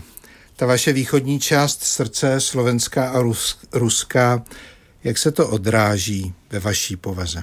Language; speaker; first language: Czech; native; Czech